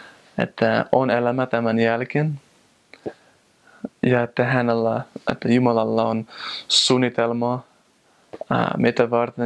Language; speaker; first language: Finnish; non-native, fluent; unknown